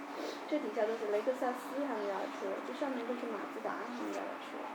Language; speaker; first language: Chinese; native; Chinese